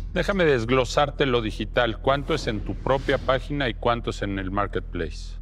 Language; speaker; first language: Spanish; native; Spanish